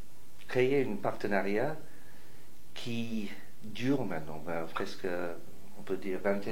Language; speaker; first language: French; non-native, fluent; English